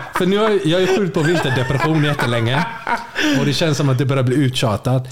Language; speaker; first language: Swedish; early bilingual, other home language; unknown